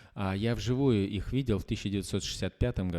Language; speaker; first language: Russian; native; Russian